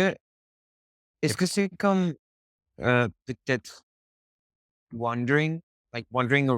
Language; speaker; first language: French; non-native, learner; Spanish